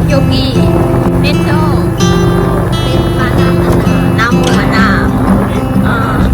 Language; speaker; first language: Korean; non-native, learner; Thai